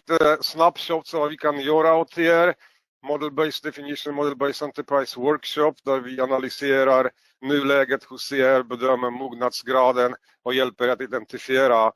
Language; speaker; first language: Swedish; non-native, fluent; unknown